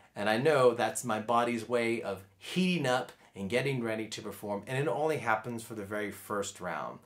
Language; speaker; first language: English; native; English